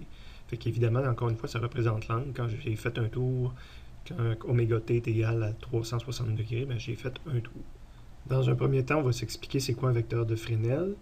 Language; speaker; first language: French; native; French